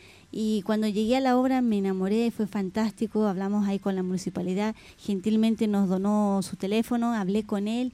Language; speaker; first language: Spanish; native; Spanish